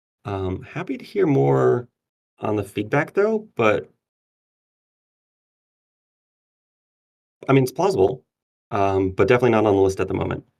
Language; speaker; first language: English; native; English